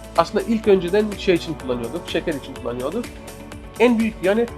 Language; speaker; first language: Turkish; early bilingual, other home language; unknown